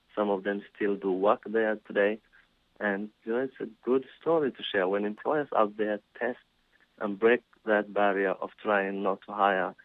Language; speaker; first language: English; non-native, fluent; Somali